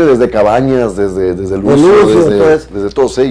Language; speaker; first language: Spanish; native; Spanish